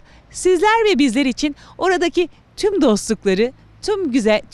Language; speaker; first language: Turkish; native; Turkish